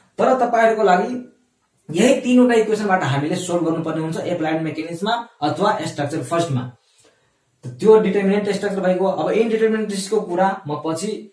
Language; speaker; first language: Nepali; non-native, local second language; Maithili